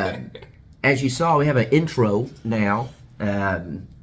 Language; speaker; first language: English; native; English